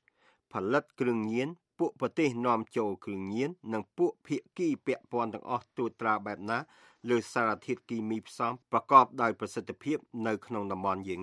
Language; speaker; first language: Khmer; native; Khmer